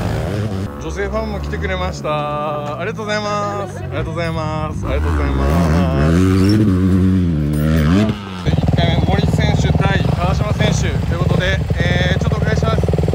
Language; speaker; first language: Japanese; native; Japanese